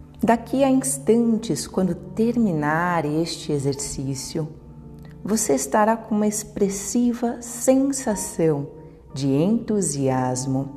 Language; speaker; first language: Portuguese; native; Portuguese